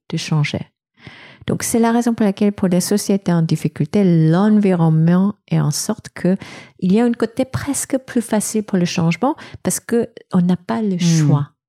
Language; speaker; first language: French; non-native, fluent; Korean